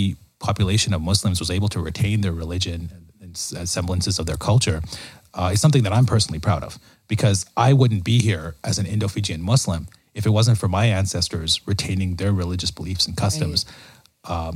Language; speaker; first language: English; native; English